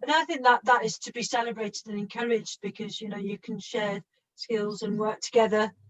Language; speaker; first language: English; non-native, local second language; Welsh